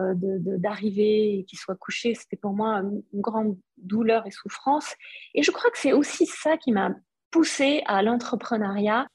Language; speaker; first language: French; non-native, local second language; Arabic